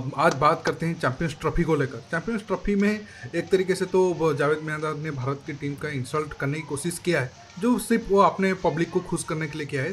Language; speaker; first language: Hindi; native; Hindi